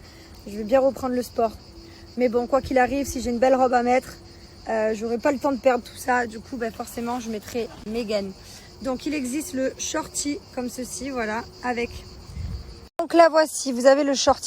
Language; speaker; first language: French; native; French